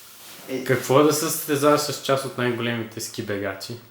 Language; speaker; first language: Bulgarian; native; Bulgarian